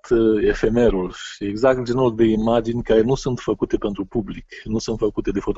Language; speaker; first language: Romanian; native; Romanian